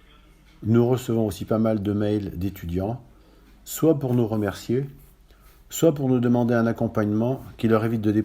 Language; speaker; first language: French; native; French